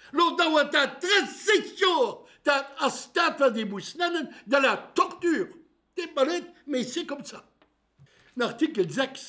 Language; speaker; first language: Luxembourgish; native; Luxembourgish